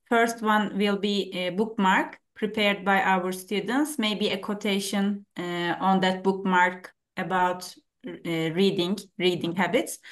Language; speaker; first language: English; non-native, fluent; Turkish